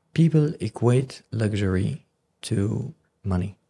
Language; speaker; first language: English; non-native, fluent; Arabic